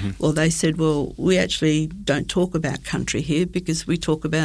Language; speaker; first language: English; native; English